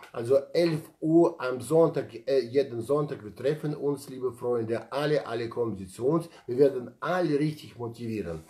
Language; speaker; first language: German; non-native, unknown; Russian